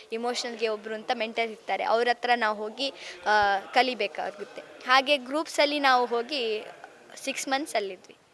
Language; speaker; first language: Kannada; native; Kannada